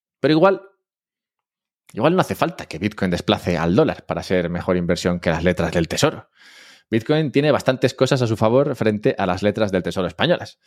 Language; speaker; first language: Spanish; native; Spanish